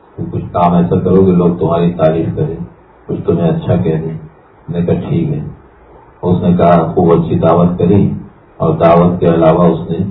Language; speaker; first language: Urdu; native; Urdu